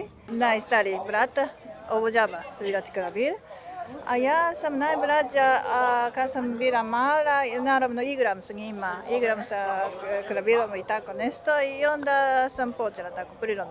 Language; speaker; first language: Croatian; non-native, learner; Japanese